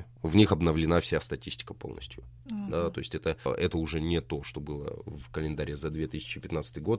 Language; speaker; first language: Russian; native; Russian